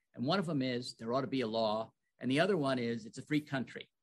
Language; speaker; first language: English; native; English